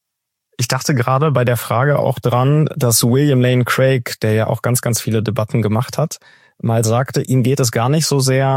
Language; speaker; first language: German; native; German